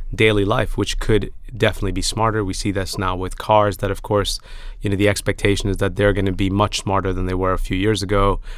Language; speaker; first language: English; early bilingual, other home language; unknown